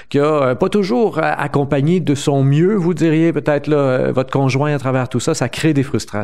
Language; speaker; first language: French; native; French